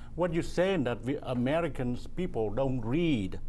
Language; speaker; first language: English; non-native, learner; Vietnamese